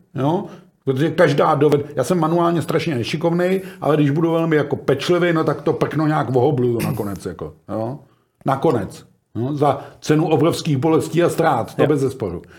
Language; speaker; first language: Czech; native; Czech